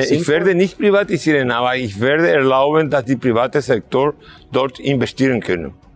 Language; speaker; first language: German; non-native, fluent; Spanish